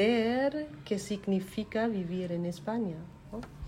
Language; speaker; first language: Spanish; non-native, fluent; German